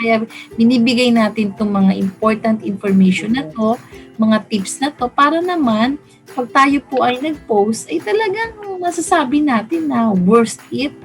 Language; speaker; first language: Filipino; non-native, local second language; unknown